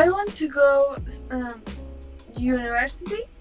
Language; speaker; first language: English; non-native, learner; Persian